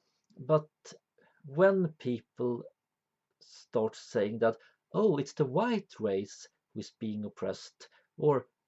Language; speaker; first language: English; non-native, fluent; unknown